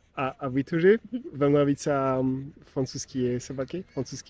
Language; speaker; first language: Russian; non-native, learner; French